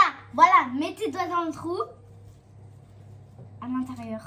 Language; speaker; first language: French; native; French